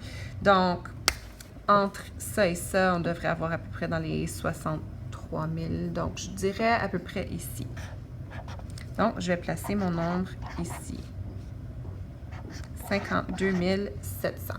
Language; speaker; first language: French; native; French